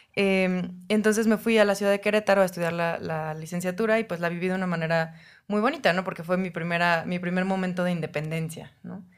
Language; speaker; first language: Spanish; native; Spanish